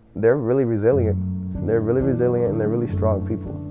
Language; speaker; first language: English; native; English